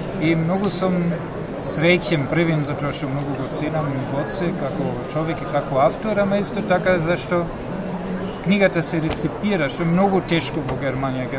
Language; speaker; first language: Macedonian; non-native, fluent; German